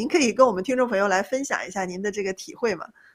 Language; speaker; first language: Chinese; native; Chinese